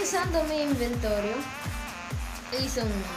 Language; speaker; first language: Spanish; early bilingual, heritage; Spanish